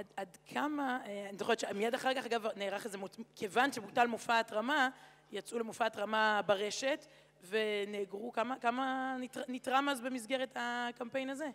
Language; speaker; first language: Hebrew; native; Hebrew